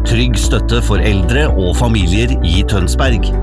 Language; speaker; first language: Norwegian; native; Norwegian